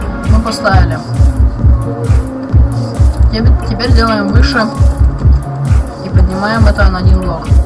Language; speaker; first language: Russian; native; Russian